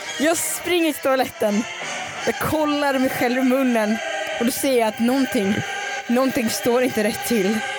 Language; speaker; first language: Swedish; early bilingual, other home language; Russian